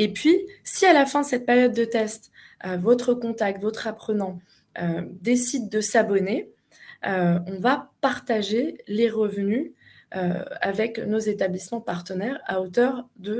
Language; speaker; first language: French; native; French